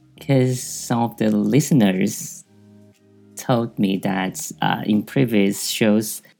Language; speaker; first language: English; non-native, fluent; Chinese